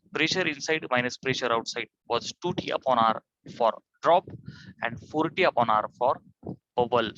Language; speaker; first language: English; non-native, local second language; Marathi